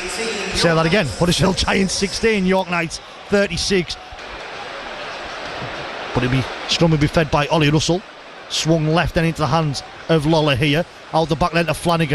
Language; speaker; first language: English; native; English